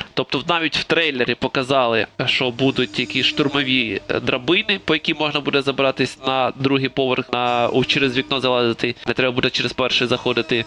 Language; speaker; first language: Ukrainian; non-native, local second language; Russian